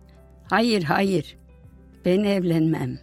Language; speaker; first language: Turkish; non-native, fluent; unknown